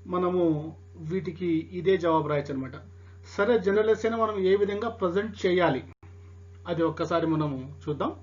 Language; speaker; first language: Telugu; non-native, local second language; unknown